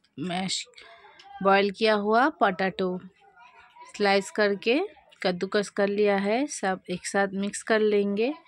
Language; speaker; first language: Hindi; non-native, local second language; Bangla